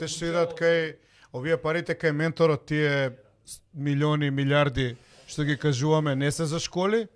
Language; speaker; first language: Macedonian; native; Macedonian